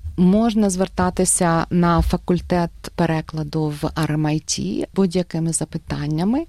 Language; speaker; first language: Ukrainian; native; Ukrainian